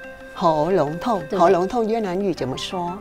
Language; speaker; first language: Chinese; non-native, local second language; Vietnamese